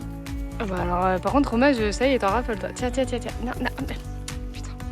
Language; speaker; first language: French; native; French